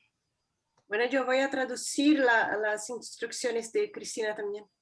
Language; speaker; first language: Spanish; non-native, fluent; Portuguese